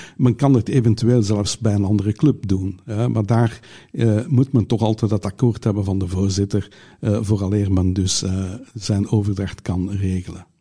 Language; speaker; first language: Dutch; native; Dutch